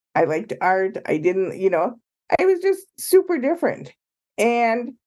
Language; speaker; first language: English; native; English